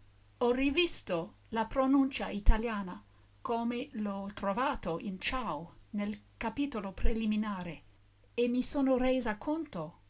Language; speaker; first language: Italian; non-native, learner; English